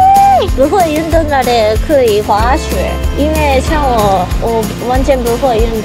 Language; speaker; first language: Chinese; non-native, fluent; Japanese